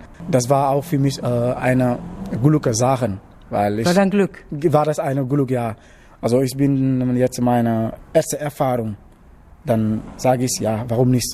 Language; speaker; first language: German; non-native, learner; Wolof